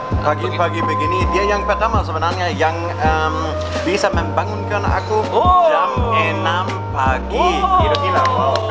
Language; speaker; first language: Indonesian; non-native, fluent; German